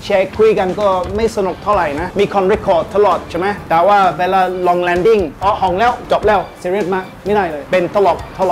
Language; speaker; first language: Thai; non-native, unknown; English